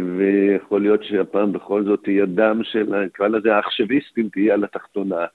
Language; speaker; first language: Hebrew; native; Hebrew